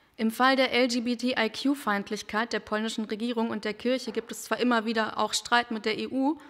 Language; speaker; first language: German; native; German